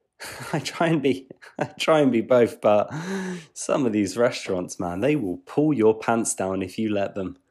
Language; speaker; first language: English; native; English